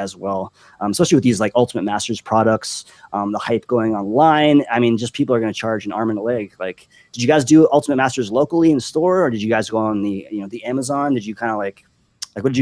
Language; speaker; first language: English; native; English